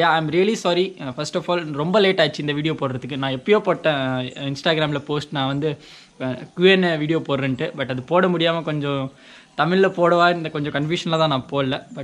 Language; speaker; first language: Tamil; non-native, local second language; Hindi